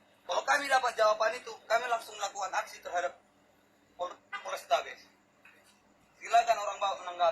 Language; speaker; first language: Indonesian; native; Indonesian